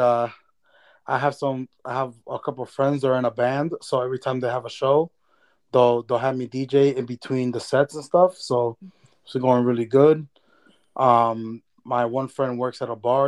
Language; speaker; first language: English; early bilingual, other home language; Spanish